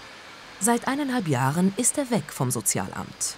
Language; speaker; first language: German; native; German